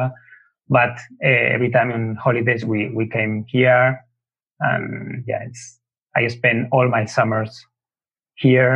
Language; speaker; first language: English; non-native, fluent; Spanish